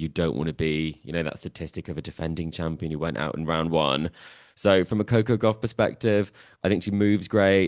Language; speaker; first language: English; native; English